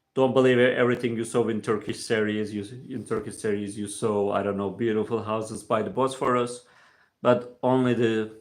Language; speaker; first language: English; non-native, fluent; Turkish